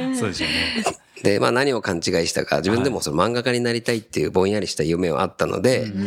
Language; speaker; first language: Japanese; native; Japanese